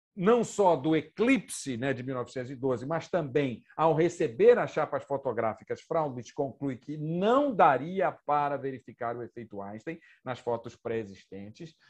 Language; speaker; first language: Portuguese; native; Portuguese